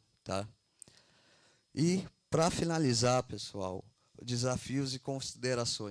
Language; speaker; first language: Portuguese; native; Portuguese